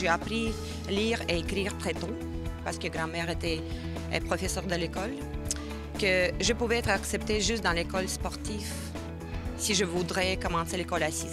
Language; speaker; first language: French; non-native, fluent; Russian